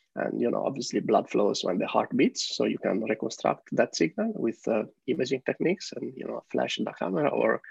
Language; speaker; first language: English; non-native, fluent; Italian